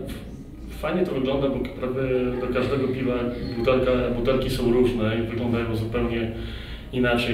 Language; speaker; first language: Polish; native; Polish